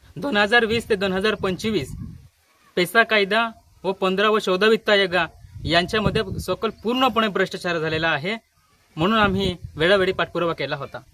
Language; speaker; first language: Marathi; non-native, local second language; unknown